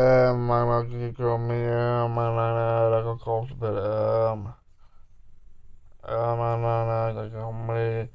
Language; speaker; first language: Finnish; non-native, learner; Swedish